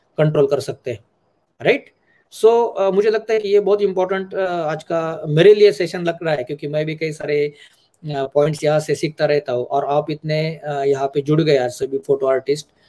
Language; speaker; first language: Hindi; non-native, local second language; Marathi